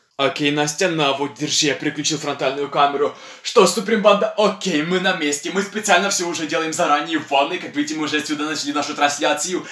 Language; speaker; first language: Russian; non-native, local second language; Ukrainian